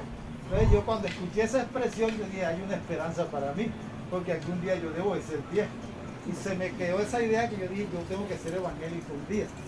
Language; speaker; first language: Spanish; native; Spanish